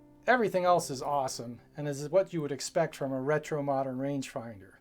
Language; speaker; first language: English; native; English